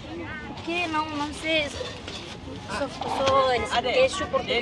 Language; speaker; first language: Portuguese; non-native, local second language; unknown